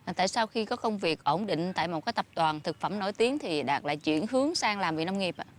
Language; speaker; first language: Vietnamese; native; Vietnamese